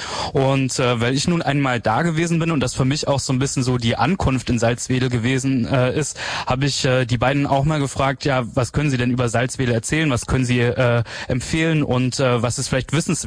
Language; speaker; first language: German; native; German